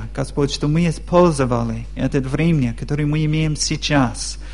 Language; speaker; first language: Russian; non-native, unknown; English